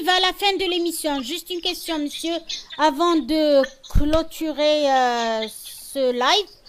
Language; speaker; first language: French; non-native, local second language; Arabic